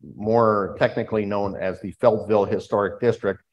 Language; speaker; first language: English; native; English